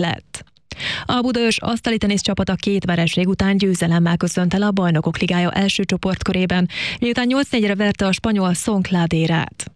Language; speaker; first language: Hungarian; native; Hungarian